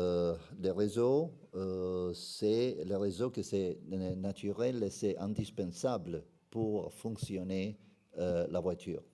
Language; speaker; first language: French; non-native, fluent; Italian